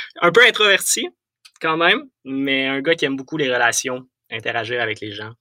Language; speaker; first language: French; native; French